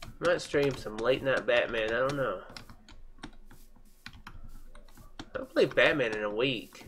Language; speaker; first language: English; native; English